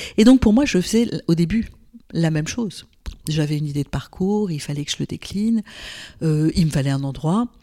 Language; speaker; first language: French; non-native, local second language; Arabic